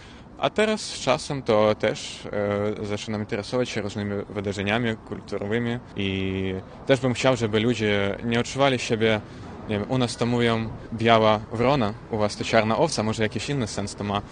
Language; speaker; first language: Polish; non-native, fluent; Ukrainian